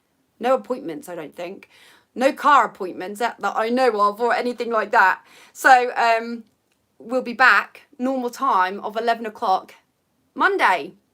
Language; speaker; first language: English; native; English